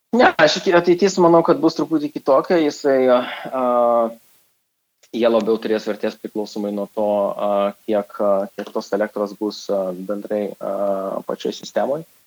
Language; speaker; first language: Lithuanian; non-native, local second language; Russian